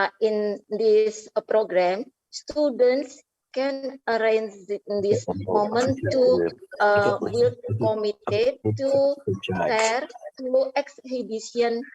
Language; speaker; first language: English; non-native, learner; Indonesian